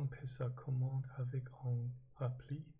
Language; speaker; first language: French; non-native, learner; English